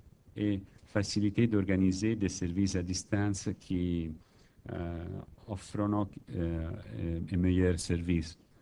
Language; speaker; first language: French; non-native, learner; Italian